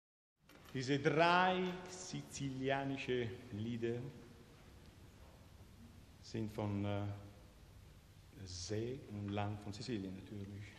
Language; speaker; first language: German; non-native, learner; Italian